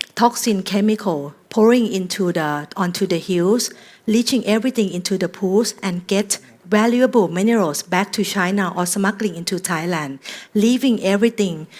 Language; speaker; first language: English; non-native, fluent; Thai